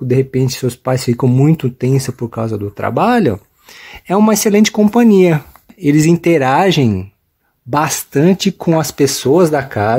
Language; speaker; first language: Portuguese; native; Portuguese